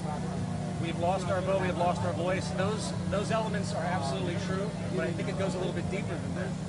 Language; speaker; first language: English; native; English